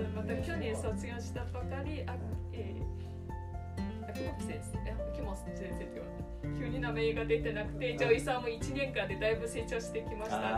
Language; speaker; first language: Japanese; non-native, fluent; Chinese